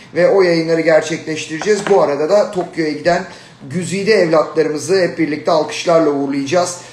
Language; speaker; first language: Turkish; native; Turkish